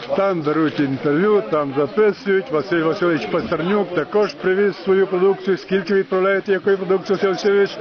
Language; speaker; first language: Ukrainian; native; Ukrainian